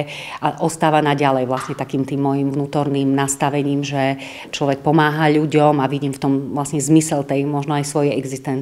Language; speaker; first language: Slovak; native; Slovak